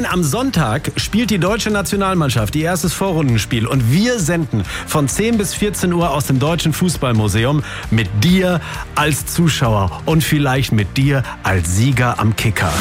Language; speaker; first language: German; native; German